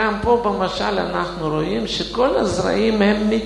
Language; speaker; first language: Hebrew; non-native, fluent; Russian